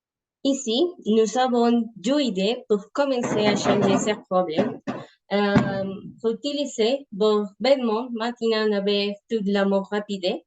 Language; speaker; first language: French; non-native, learner; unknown